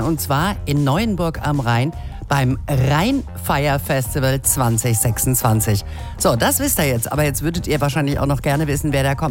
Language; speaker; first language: German; native; German